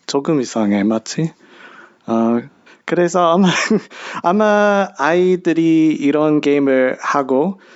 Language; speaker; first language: Korean; non-native, learner; English